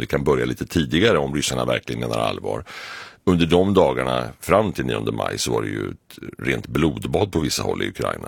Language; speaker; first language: Swedish; native; Swedish